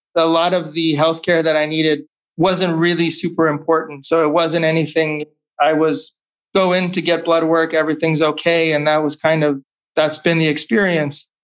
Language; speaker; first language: English; native; English